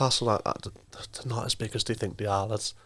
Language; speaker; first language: English; native; English